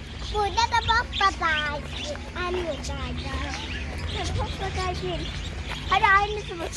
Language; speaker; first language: Turkish; early bilingual, heritage; Turkish